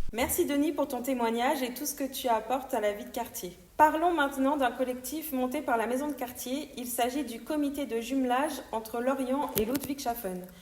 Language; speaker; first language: French; native; French